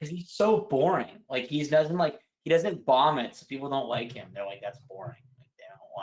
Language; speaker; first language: English; native; English